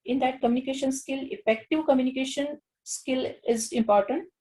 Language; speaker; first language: English; non-native, local second language; Marathi